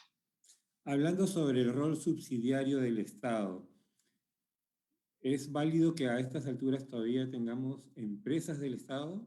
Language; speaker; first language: Spanish; native; Spanish